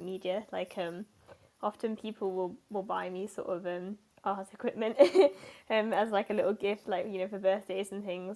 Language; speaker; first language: English; native; English